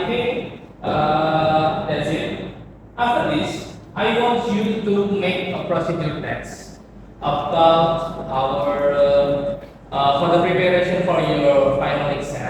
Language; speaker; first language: English; non-native, learner; Indonesian